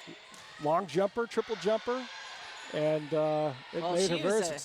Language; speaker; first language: English; native; English